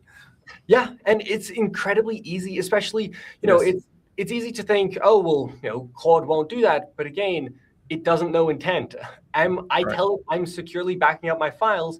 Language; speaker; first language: English; native; English